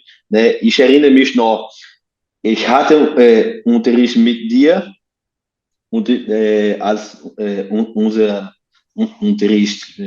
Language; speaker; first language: German; non-native, learner; Portuguese